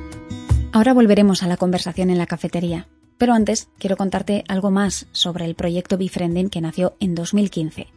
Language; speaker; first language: Spanish; native; Spanish